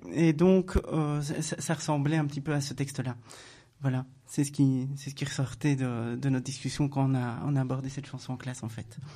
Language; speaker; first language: French; native; French